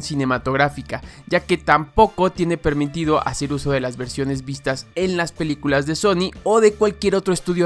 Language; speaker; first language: Spanish; native; Spanish